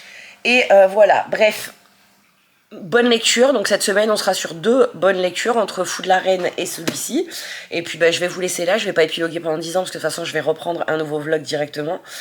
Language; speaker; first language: French; native; French